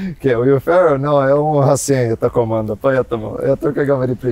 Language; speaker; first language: Russian; non-native, learner; Portuguese